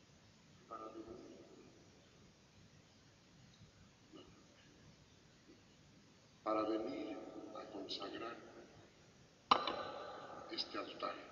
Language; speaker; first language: Spanish; native; Spanish